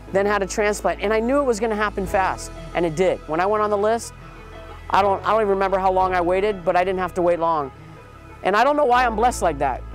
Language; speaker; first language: English; native; English